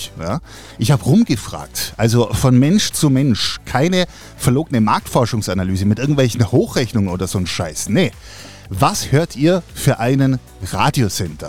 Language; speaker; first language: German; native; German